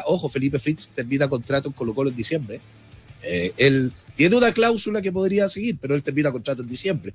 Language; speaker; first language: Spanish; native; Spanish